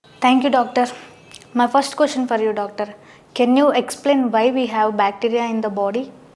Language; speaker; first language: English; non-native, local second language; Telugu